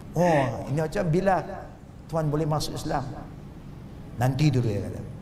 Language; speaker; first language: Malay; non-native, local second language; Chinese